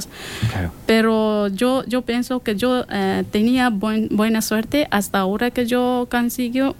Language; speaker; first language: Spanish; non-native, learner; Persian